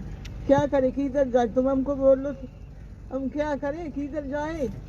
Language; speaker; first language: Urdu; non-native, local second language; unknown